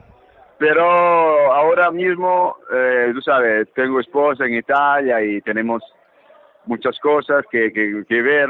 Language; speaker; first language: Spanish; early bilingual, heritage; Italian